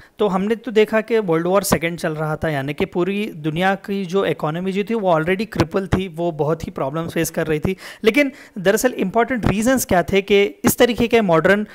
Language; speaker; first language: Hindi; non-native, local second language; Telugu